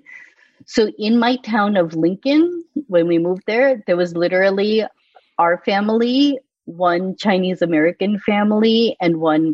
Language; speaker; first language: English; native; English